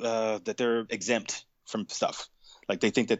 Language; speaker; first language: English; native; English